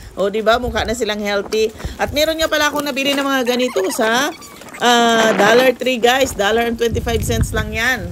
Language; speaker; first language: Filipino; non-native, local second language; Cebuano